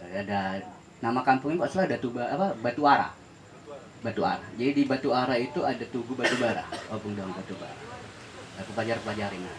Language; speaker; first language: Indonesian; native; Indonesian